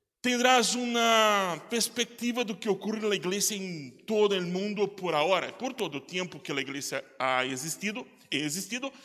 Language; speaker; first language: Spanish; non-native, learner; Portuguese